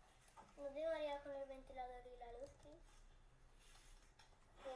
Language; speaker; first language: Spanish; native; Spanish